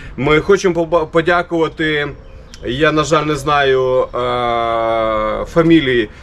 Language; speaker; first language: Ukrainian; non-native, local second language; Russian